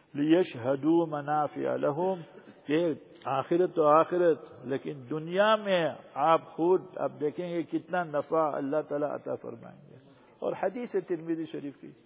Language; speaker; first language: Urdu; non-native, local second language; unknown